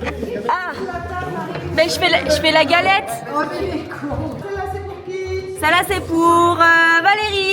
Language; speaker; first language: French; native; French